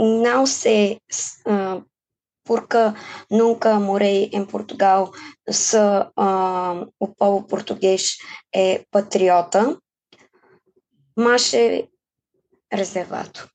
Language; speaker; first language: Portuguese; non-native, fluent; Bulgarian